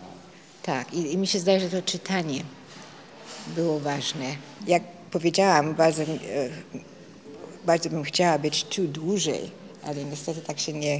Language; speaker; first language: Polish; early bilingual, heritage; Polish